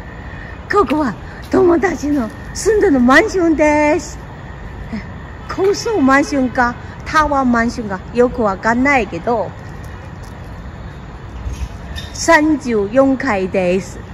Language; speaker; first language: Japanese; non-native, learner; Chinese